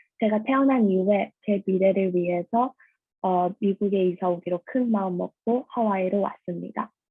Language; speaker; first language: Korean; early bilingual, heritage; Korean